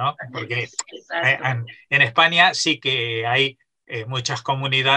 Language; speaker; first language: Spanish; native; Spanish